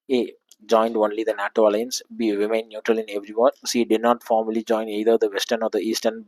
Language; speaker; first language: English; non-native, local second language; Tamil